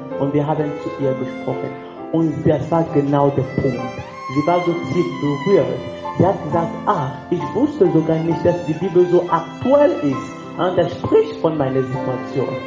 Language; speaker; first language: German; non-native, fluent; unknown